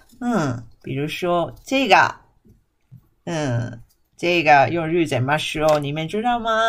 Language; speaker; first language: Chinese; non-native, fluent; Japanese